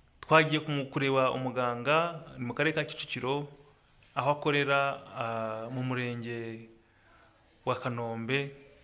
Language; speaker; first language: Kinyarwanda; native; Kinyarwanda